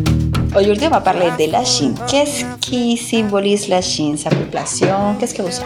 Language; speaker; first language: French; non-native, fluent; Spanish